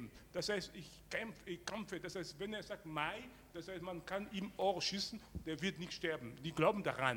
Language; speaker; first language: German; non-native, fluent; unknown